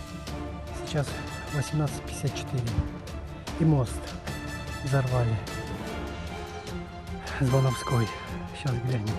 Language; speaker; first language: Russian; native; Russian